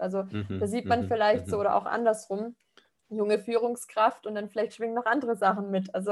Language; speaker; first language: German; native; German